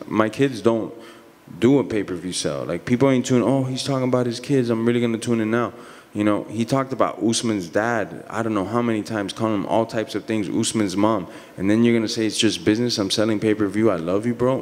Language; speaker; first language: English; early bilingual, other home language; Spanish